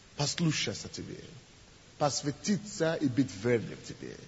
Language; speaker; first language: Russian; non-native, fluent; Yoruba